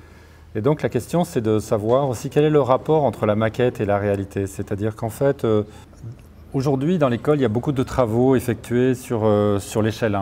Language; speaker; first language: French; native; French